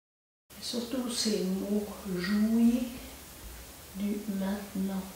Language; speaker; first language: French; non-native, local second language; German